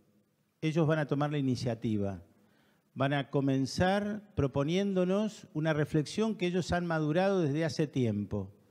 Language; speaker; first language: Spanish; native; Spanish